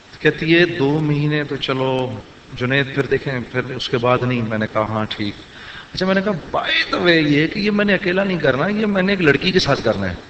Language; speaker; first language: Urdu; native; Urdu